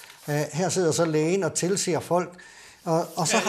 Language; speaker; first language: Danish; native; Danish